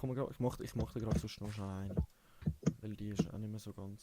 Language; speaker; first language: German; native; German